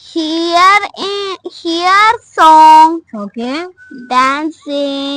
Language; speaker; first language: English; non-native, learner; Malayalam